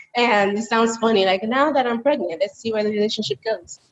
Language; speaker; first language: English; early bilingual, other home language; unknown